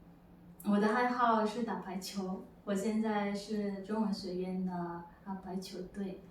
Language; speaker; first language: Chinese; non-native, fluent; Malagasy